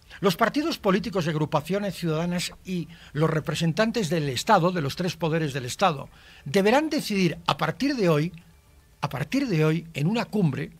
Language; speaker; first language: Spanish; native; Spanish